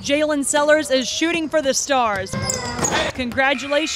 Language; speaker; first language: English; native; English